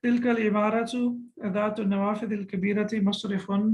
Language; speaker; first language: Arabic; non-native, fluent; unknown